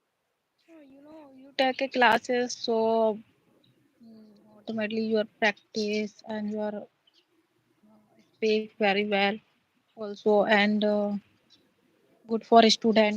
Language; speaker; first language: English; non-native, learner; Hindi